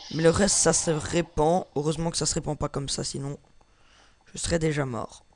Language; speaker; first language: French; native; French